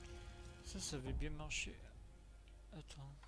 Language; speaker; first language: French; native; French